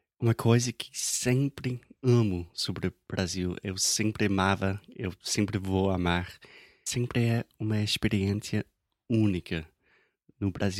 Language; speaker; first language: Portuguese; non-native, fluent; English